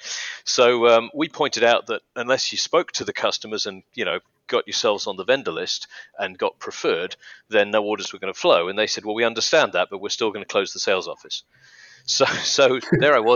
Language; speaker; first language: English; native; English